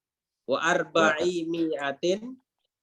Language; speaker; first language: Arabic; non-native, learner; Indonesian